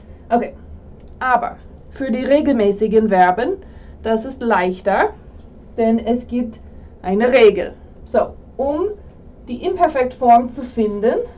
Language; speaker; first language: German; non-native, fluent; English